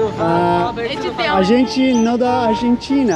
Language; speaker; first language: Portuguese; non-native, learner; Turkish